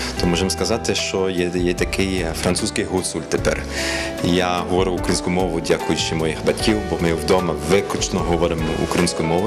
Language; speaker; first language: Ukrainian; early bilingual, heritage; Ukrainian